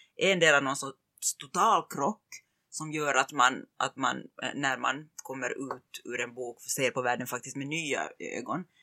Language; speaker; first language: Swedish; native; Swedish